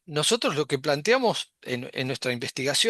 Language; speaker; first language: Spanish; native; Spanish